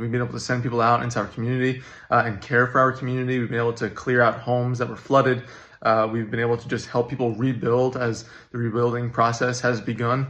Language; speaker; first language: English; native; English